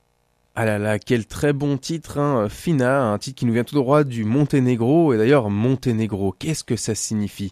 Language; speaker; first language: French; native; French